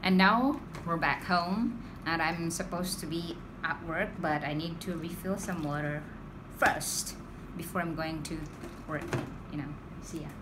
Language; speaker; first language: English; non-native, local second language; Cebuano